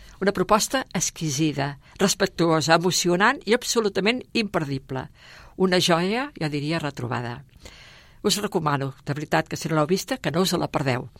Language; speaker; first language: Catalan; native; Catalan